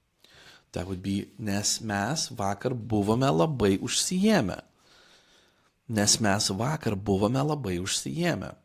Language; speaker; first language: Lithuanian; non-native, fluent; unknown